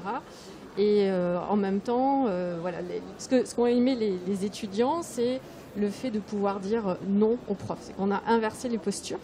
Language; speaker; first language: French; native; French